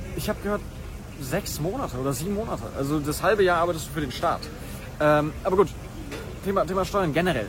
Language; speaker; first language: German; native; German